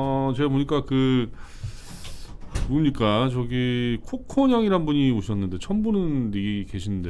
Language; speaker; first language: Korean; native; Korean